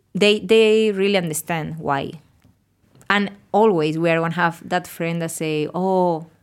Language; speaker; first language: English; non-native, fluent; Spanish